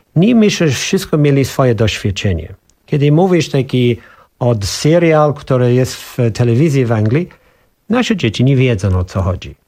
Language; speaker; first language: Polish; non-native, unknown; English